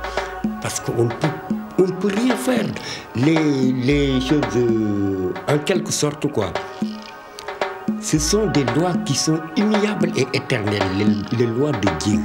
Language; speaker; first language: French; non-native, local second language; Wolof